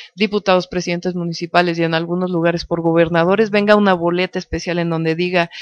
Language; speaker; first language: Spanish; native; Spanish